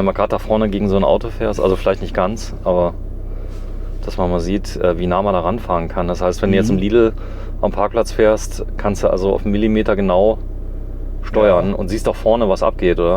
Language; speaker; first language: German; native; German